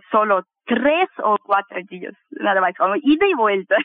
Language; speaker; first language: Spanish; non-native, learner; Russian